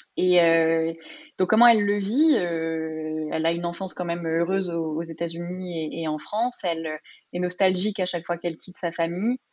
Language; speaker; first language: French; early bilingual, other home language; Arabic